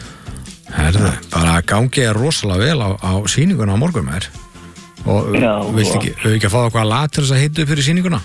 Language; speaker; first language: Icelandic; native; Icelandic